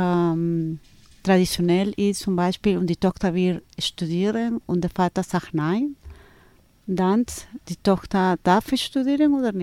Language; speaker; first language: German; non-native, fluent; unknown